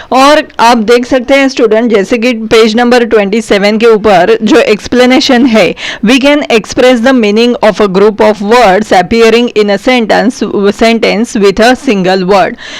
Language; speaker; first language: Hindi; non-native, local second language; Marathi